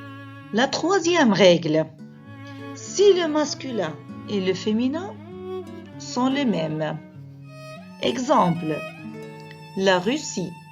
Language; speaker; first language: French; non-native, fluent; Arabic